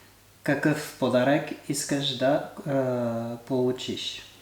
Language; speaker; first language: Bulgarian; non-native, learner; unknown